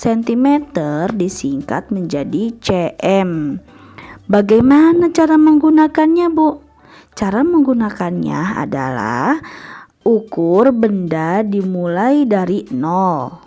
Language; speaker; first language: Indonesian; native; Indonesian